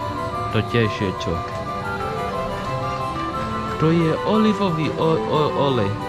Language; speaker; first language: Slovak; non-native, learner; English